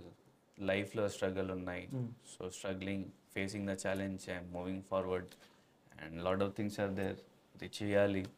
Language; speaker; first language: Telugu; non-native, local second language; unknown